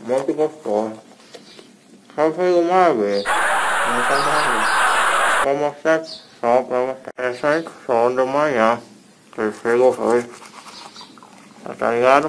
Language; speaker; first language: Portuguese; non-native, learner; Hindi